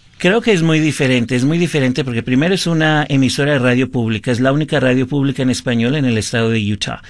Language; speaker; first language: Spanish; early bilingual, heritage; Spanish